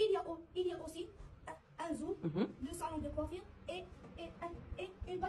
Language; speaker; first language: French; non-native, learner; Arabic